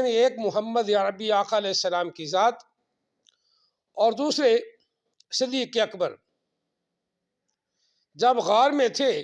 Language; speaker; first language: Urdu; non-native, local second language; Punjabi